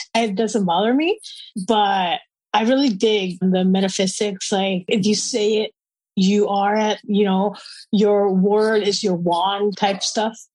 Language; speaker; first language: English; non-native, fluent; Spanish